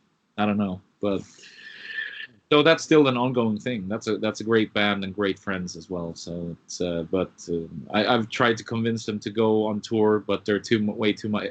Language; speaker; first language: English; non-native, fluent; Swedish